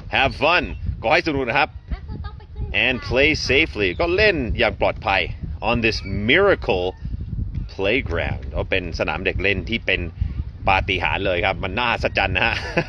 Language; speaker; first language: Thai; non-native, fluent; English